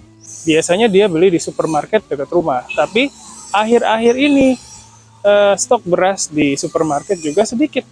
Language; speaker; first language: Indonesian; native; Indonesian